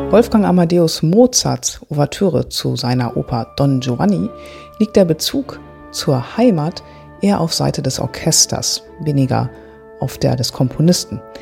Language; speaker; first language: German; native; German